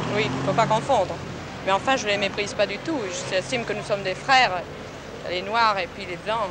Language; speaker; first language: French; native; French